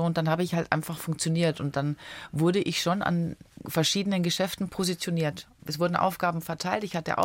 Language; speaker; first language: German; early bilingual, other home language; Italian